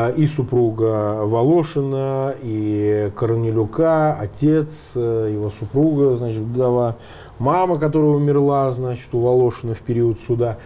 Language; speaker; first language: Russian; native; Russian